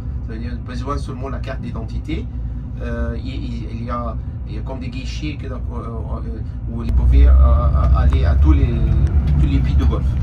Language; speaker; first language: French; non-native, fluent; Arabic